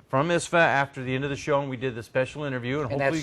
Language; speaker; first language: English; native; English